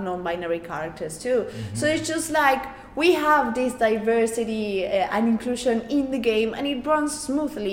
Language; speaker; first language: English; non-native, fluent; Spanish